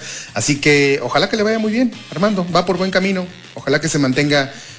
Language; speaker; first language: Spanish; native; Spanish